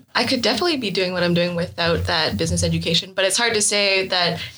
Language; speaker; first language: English; native; English